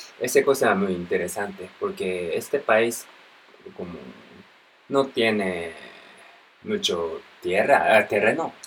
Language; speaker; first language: Spanish; non-native, learner; Japanese